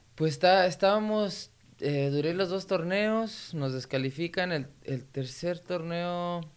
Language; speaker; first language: Spanish; early bilingual, heritage; Spanish